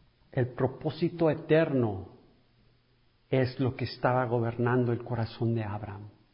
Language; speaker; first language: Spanish; non-native, fluent; English